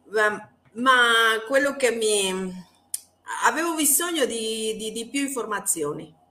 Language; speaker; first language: Italian; non-native, fluent; Spanish